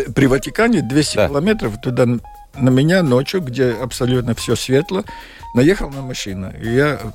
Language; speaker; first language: Russian; non-native, learner; Latvian